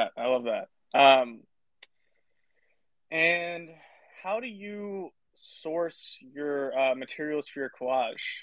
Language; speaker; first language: English; native; English